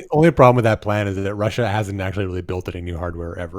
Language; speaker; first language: English; native; English